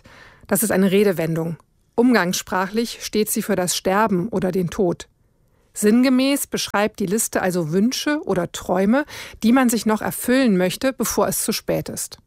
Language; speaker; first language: German; native; German